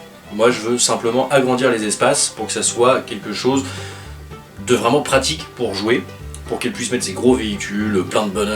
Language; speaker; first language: French; native; French